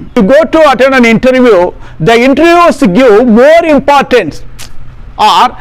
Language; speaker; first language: English; non-native, local second language; Tamil